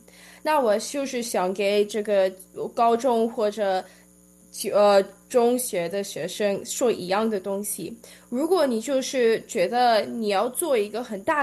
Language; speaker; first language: Chinese; early bilingual, heritage; Chinese